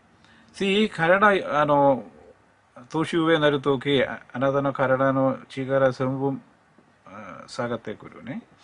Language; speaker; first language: Japanese; non-native, learner; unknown